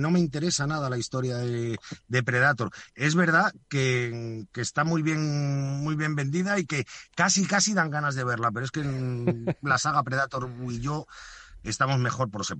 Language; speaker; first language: Spanish; native; Spanish